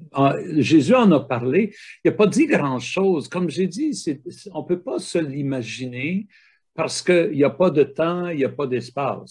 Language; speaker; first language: French; native; French